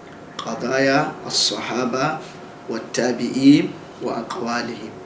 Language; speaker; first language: Arabic; non-native, fluent; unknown